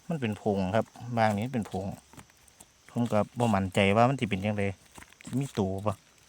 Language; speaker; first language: Thai; native; Thai